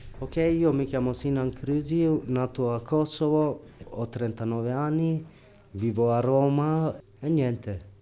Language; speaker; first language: Italian; early bilingual, other home language; Albanian